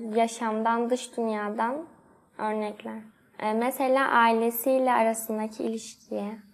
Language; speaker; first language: Turkish; native; Turkish